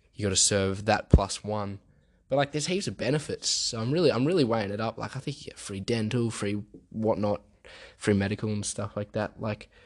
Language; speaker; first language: English; early bilingual, other home language; German